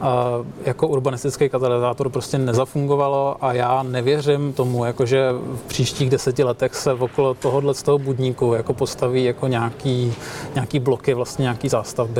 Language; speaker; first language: Czech; native; Czech